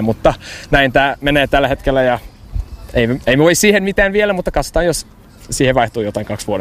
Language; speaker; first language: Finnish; early bilingual, heritage; English